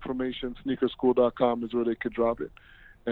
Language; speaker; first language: English; native; English